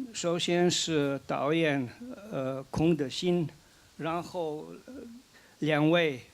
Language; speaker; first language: Chinese; non-native, fluent; Slovenian